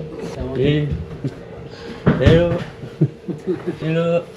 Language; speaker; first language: English; non-native, learner; French